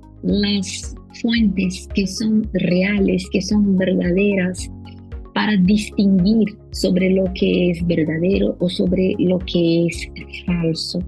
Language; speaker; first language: Spanish; non-native, fluent; Portuguese